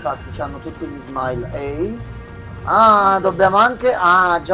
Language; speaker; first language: Italian; native; Italian